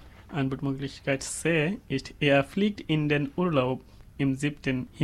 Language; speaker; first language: German; non-native, learner; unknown